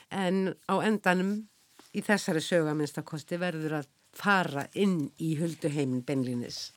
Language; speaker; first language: Icelandic; native; Icelandic